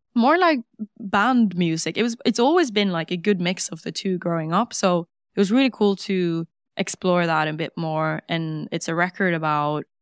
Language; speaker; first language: English; non-native, fluent; Norwegian